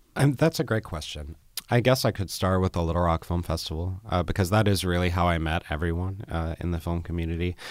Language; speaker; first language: English; native; English